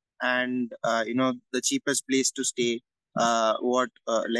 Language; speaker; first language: English; non-native, local second language; Malayalam